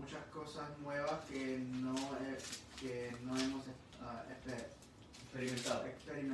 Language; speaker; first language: Spanish; early bilingual, heritage; English